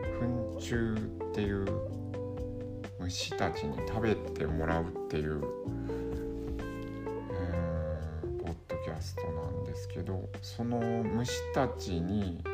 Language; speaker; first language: Japanese; native; Japanese